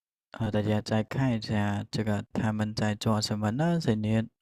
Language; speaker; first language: Chinese; non-native, fluent; Khmer